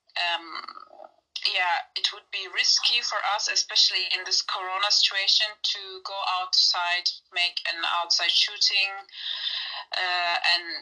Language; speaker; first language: English; non-native, fluent; Turkish